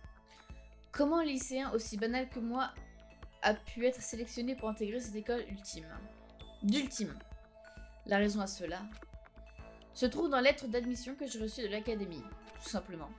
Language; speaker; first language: French; native; French